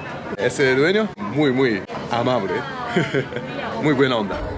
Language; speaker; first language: Spanish; non-native, learner; Japanese